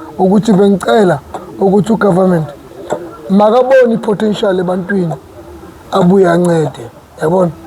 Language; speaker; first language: Zulu; non-native, local second language; Northern Sotho